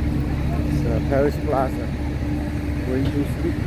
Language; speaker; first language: English; non-native, learner; Vietnamese